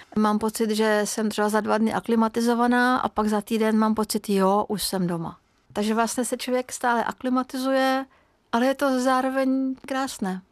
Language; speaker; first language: Czech; non-native, fluent; Hungarian